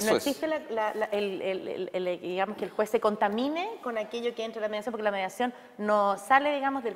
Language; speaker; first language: Spanish; native; Spanish